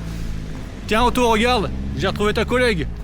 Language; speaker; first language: French; native; French